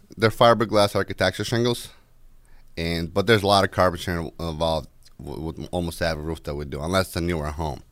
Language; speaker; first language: English; non-native, fluent; Ukrainian